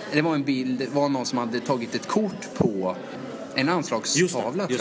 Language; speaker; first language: Swedish; native; Swedish